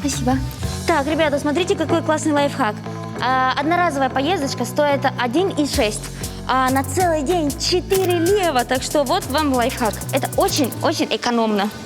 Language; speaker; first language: Russian; native; Russian